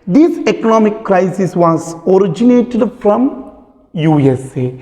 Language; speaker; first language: English; non-native, local second language; Malayalam